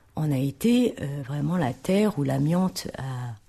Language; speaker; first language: French; native; French